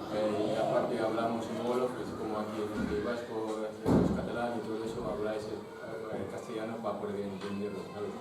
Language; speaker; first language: Spanish; non-native, fluent; Fula